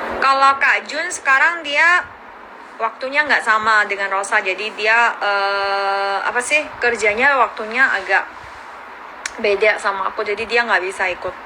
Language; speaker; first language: Indonesian; early bilingual, other home language; Korean